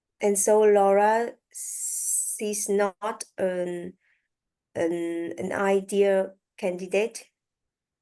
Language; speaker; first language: English; non-native, learner; French